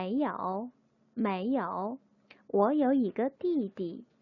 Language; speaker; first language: Chinese; non-native, fluent; Korean